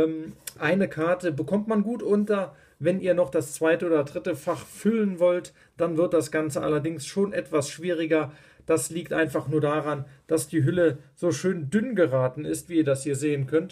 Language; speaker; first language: German; native; German